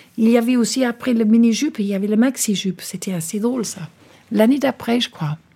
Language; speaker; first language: French; non-native, fluent; English